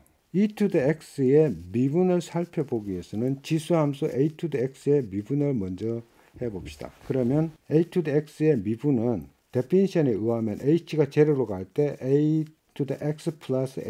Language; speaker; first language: Korean; native; Korean